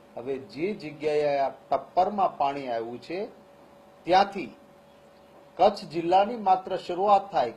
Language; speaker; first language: Gujarati; non-native, local second language; Kachhi